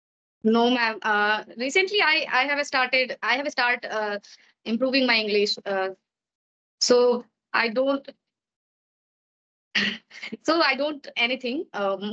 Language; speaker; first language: English; non-native, learner; Maithili